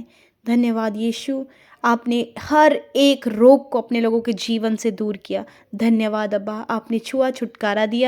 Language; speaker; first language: Hindi; native; Hindi